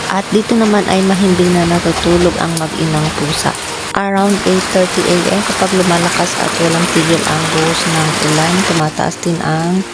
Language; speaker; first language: Filipino; non-native, local second language; Bikol